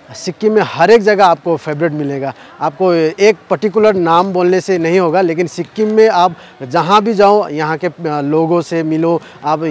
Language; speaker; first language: Hindi; non-native, local second language; Nepali